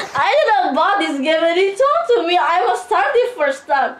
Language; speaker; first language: English; non-native, learner; Indonesian